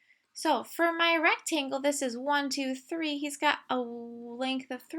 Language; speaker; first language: English; native; English